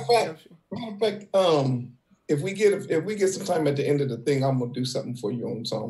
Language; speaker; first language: English; native; English